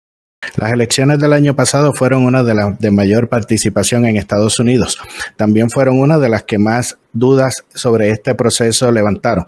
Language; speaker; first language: Spanish; native; Spanish